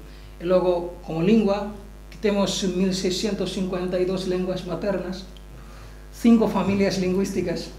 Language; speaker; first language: Galician; non-native, learner; Bangla